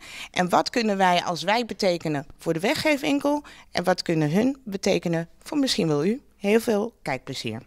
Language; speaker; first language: Dutch; native; Dutch